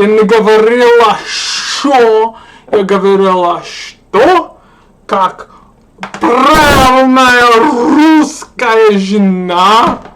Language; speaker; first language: Russian; non-native, learner; English